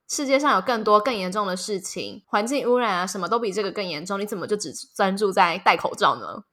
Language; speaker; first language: Chinese; native; Chinese